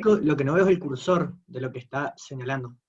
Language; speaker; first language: Spanish; native; Spanish